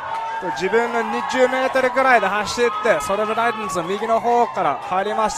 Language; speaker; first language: Japanese; non-native, learner; English